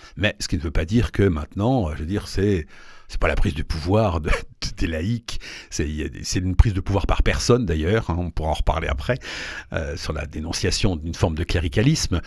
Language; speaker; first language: French; native; French